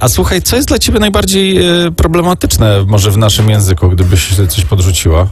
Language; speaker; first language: Polish; native; Polish